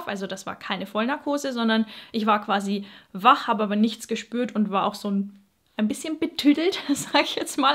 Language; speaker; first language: German; native; German